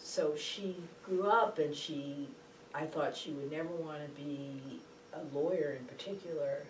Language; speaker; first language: English; native; English